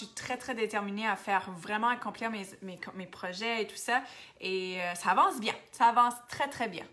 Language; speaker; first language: French; native; French